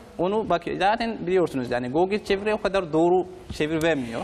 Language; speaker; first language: Turkish; non-native, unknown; Oromo